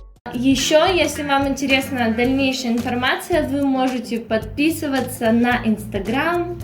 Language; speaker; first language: Russian; native; Russian